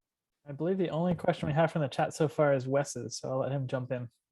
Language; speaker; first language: English; native; English